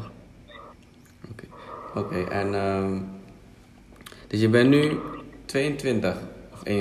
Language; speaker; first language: Dutch; non-native, fluent; Indonesian